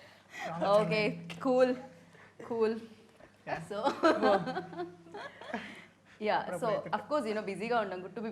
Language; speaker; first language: Telugu; native; Telugu